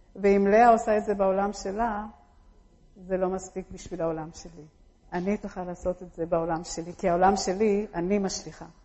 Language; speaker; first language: Hebrew; early bilingual, other home language; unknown